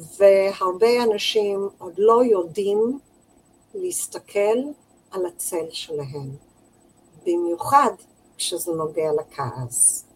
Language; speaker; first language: Hebrew; non-native, fluent; English